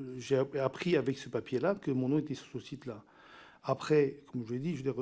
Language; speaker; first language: French; non-native, local second language; Min Nan Chinese